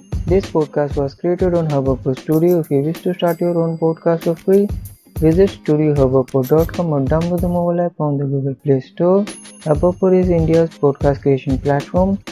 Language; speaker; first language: English; non-native, local second language; Hindi